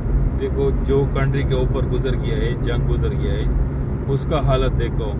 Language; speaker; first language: Hindi; non-native, local second language; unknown